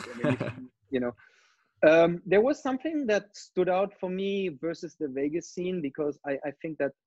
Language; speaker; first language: English; non-native, fluent; German